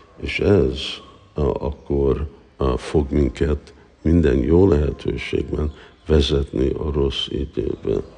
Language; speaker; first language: Hungarian; early bilingual, heritage; Hungarian